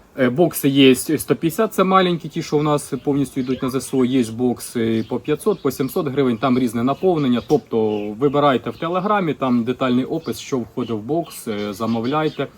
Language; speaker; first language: Ukrainian; native; Ukrainian